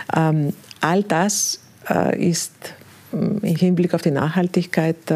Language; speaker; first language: German; non-native, fluent; Greek